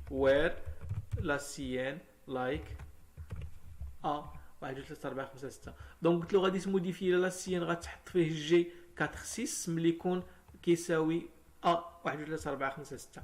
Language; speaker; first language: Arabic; native; Arabic